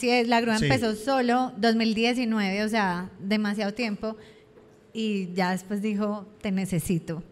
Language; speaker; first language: Spanish; native; Spanish